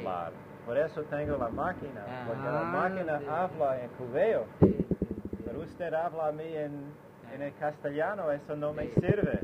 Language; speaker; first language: Spanish; non-native, learner; English